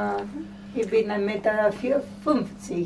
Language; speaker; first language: German; non-native, fluent; Italian